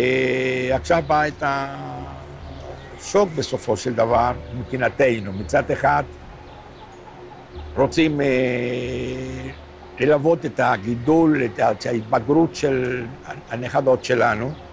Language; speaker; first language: Hebrew; non-native, fluent; Spanish